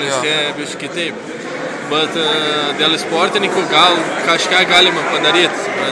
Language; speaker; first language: Lithuanian; non-native, learner; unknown